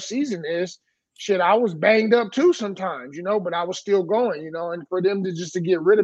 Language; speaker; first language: English; native; English